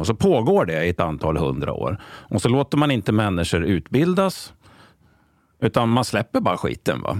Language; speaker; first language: Swedish; native; Swedish